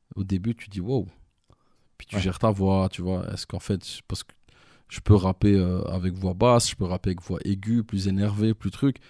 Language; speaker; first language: French; native; French